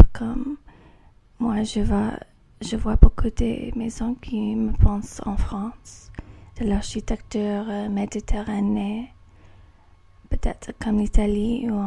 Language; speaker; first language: French; non-native, learner; English